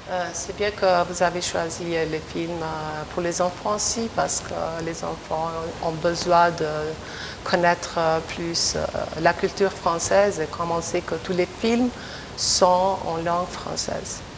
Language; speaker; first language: French; non-native, fluent; Albanian